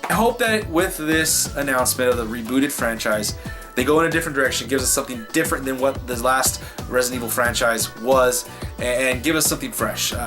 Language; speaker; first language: English; native; English